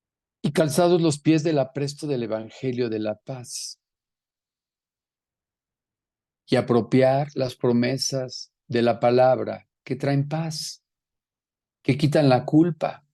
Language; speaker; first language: Spanish; native; Spanish